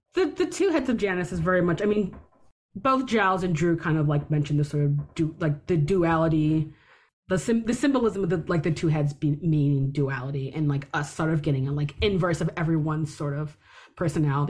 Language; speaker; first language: English; native; English